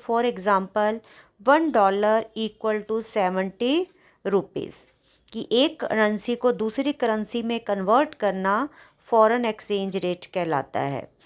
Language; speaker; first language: Hindi; non-native, local second language; Punjabi